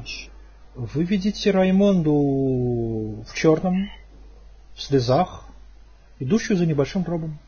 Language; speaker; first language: Russian; native; Russian